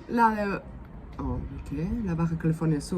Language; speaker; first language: Spanish; non-native, fluent; German